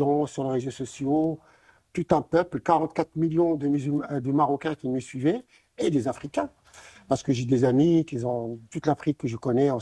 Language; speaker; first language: French; non-native, local second language; Arabic